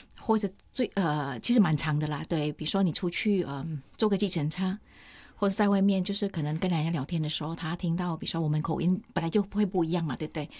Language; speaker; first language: Chinese; early bilingual, heritage; Chinese